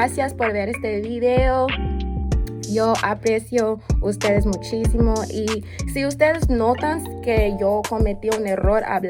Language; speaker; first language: Spanish; non-native, fluent; English